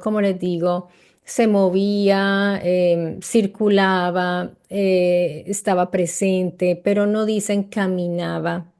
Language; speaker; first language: Spanish; native; Spanish